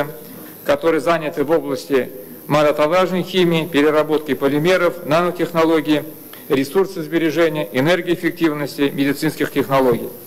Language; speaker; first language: Russian; native; Russian